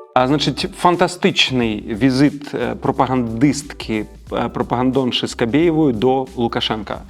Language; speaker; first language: Ukrainian; native; Ukrainian